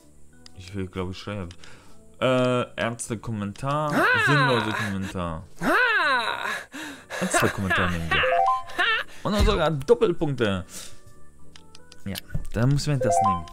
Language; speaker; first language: German; non-native, learner; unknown